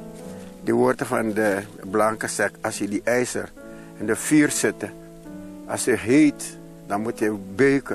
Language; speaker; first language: Dutch; non-native, local second language; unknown